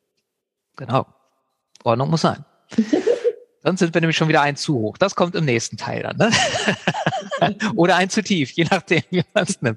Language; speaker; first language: German; native; German